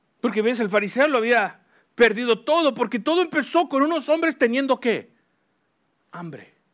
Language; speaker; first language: Spanish; early bilingual, heritage; Spanish